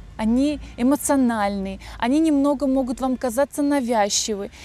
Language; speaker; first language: Russian; native; Russian